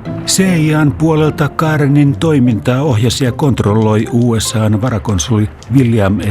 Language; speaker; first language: Finnish; native; Finnish